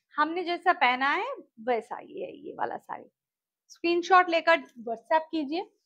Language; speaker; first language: Hindi; non-native, local second language; Bangla